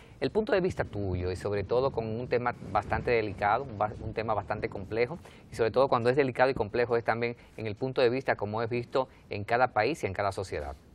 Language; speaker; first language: Spanish; native; Spanish